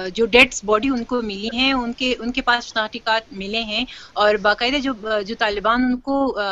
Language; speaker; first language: Urdu; non-native, fluent; Pashto